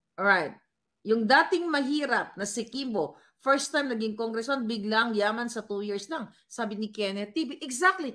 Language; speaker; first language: Filipino; non-native, local second language; Cebuano